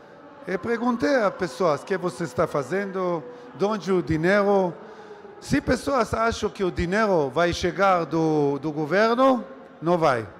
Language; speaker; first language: Portuguese; non-native, learner; Hebrew